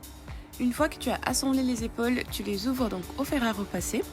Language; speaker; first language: French; native; French